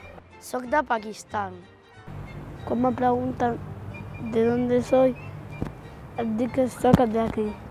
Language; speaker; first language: Catalan; early bilingual, other home language; Urdu